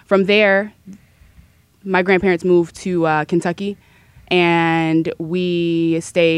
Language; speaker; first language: English; native; English